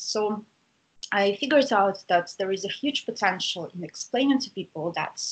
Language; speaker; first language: English; non-native, fluent; Russian